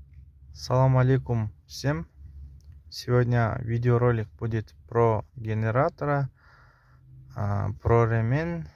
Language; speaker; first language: Russian; non-native, local second language; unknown